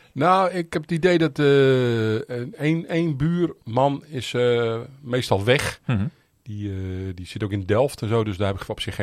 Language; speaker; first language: Dutch; native; Dutch